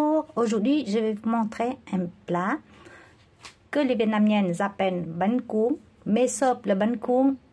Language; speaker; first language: French; non-native, learner; Vietnamese